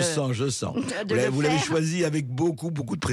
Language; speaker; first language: French; native; French